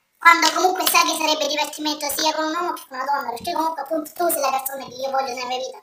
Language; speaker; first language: Italian; native; Italian